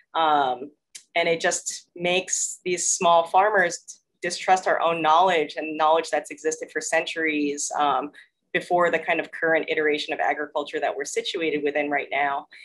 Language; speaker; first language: English; early bilingual, other home language; Korean